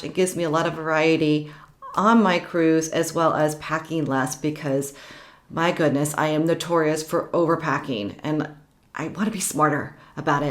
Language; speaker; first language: English; native; English